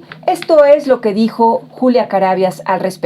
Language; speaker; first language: Spanish; native; Spanish